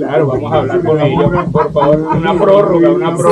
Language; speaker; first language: Spanish; native; Spanish